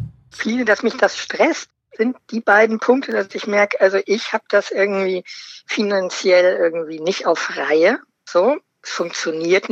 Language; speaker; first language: German; native; German